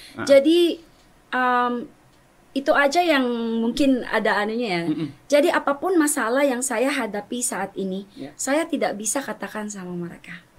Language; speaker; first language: Indonesian; non-native, fluent; German